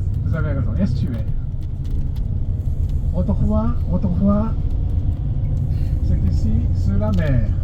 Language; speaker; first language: French; non-native, fluent; Japanese